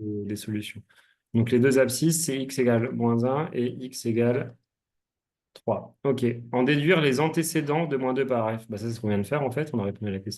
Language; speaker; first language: French; native; French